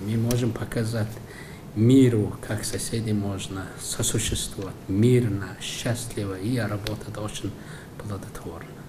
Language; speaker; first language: Russian; non-native, fluent; Mongolian